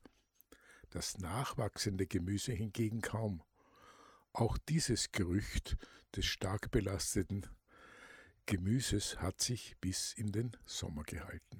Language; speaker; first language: German; native; German